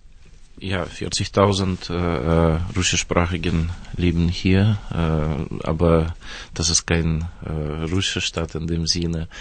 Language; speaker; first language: German; non-native, fluent; Russian